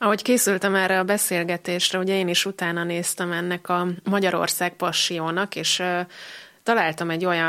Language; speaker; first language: Hungarian; native; Hungarian